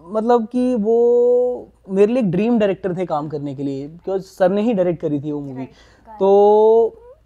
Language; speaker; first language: Hindi; native; Hindi